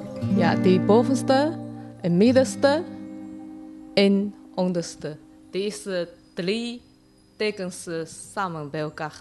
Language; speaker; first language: Dutch; non-native, learner; Chinese